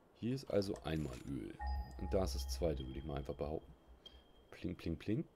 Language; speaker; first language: German; native; German